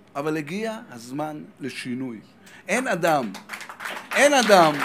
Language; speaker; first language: Hebrew; native; Hebrew